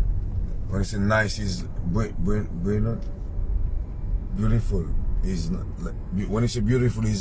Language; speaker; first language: English; non-native, learner; Haitian Creole